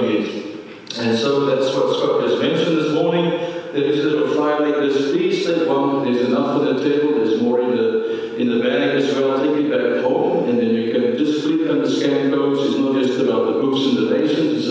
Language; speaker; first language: English; non-native, local second language; Afrikaans